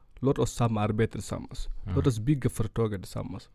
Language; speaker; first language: Swedish; non-native, fluent; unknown